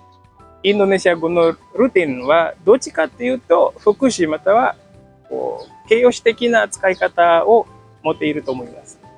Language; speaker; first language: Japanese; non-native, fluent; Indonesian